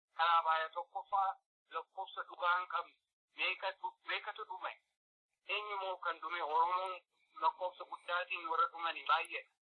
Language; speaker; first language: Oromo; early bilingual, heritage; Oromo